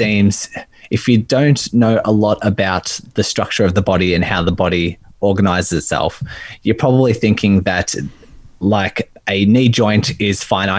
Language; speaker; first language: English; native; English